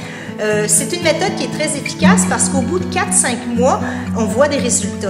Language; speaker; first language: French; native; French